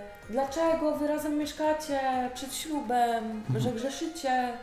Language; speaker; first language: Polish; native; Polish